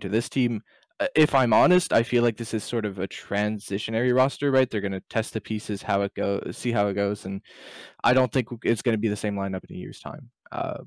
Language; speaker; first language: English; native; English